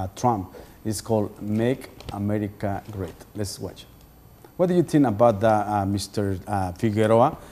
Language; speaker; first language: English; non-native, fluent; Spanish